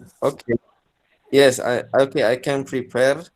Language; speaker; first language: English; non-native, learner; Indonesian